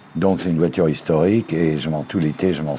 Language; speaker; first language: French; native; French